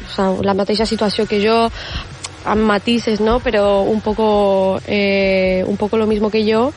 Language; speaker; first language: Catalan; non-native, local second language; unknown